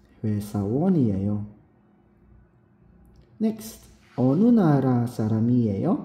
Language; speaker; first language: Korean; non-native, fluent; Filipino